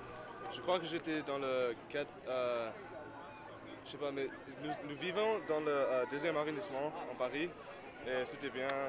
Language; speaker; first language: French; non-native, learner; English